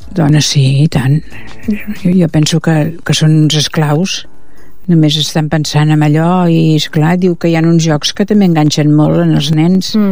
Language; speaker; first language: Catalan; native; Catalan